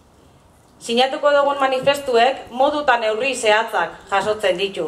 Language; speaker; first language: Basque; native; Basque